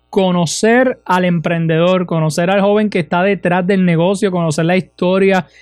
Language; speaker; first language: Spanish; native; Spanish